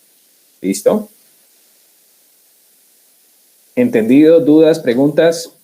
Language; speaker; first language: Spanish; native; Spanish